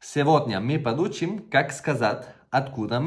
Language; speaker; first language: Russian; non-native, fluent; Catalan